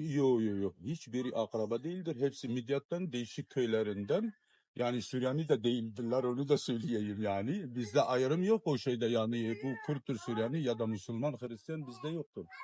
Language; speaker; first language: Turkish; non-native, fluent; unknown